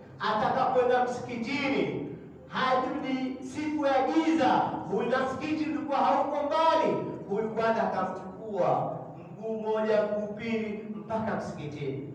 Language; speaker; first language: Swahili; native; Swahili